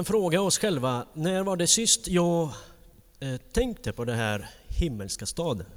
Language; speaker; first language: Swedish; non-native, fluent; Ukrainian